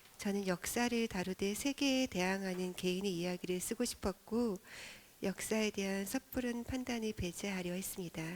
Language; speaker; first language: Korean; native; Korean